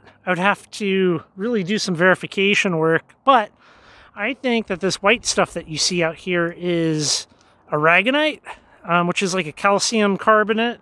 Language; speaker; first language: English; native; English